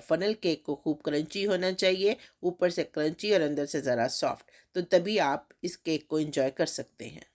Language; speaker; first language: Urdu; native; Urdu